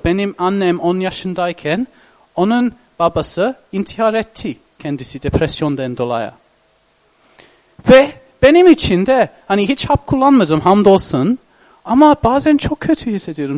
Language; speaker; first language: Turkish; non-native, fluent; English